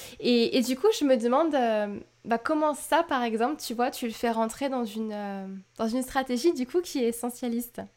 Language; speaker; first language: French; native; French